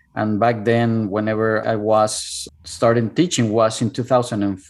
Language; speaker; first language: English; non-native, fluent; Spanish